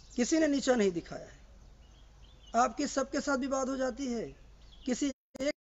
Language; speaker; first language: Hindi; native; Hindi